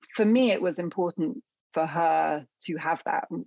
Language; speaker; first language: English; early bilingual, other home language; Akan